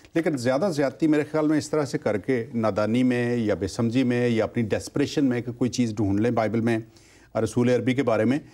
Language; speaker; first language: Urdu; non-native, local second language; Punjabi